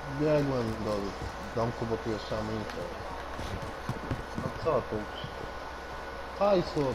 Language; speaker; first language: Polish; native; Polish